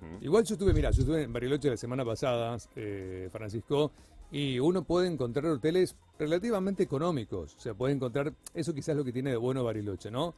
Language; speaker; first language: Spanish; native; Spanish